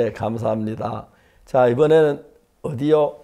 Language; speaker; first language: Korean; native; Korean